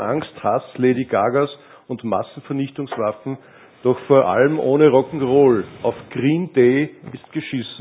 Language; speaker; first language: German; native; German